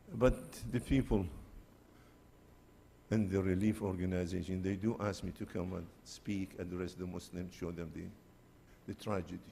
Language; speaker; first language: English; non-native, fluent; Arabic